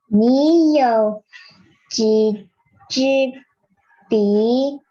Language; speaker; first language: Chinese; non-native, learner; Indonesian